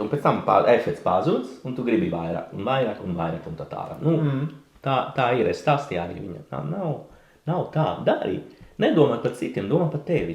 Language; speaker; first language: Latvian; non-native, learner; Italian